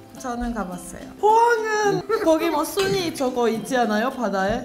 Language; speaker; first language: Korean; non-native, fluent; Finnish